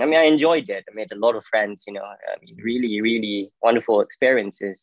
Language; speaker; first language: English; non-native, local second language; Malay